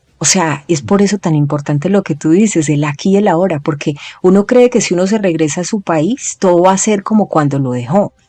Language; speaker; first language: Spanish; native; Spanish